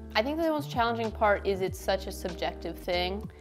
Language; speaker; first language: English; native; English